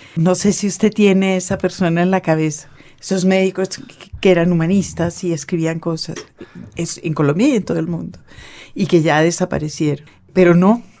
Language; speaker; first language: Spanish; native; Spanish